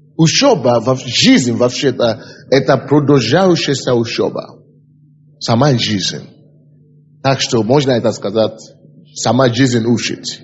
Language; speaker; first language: Russian; non-native, fluent; Yoruba